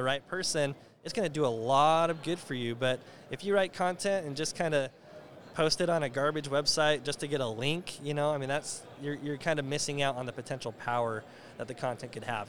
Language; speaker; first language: English; native; English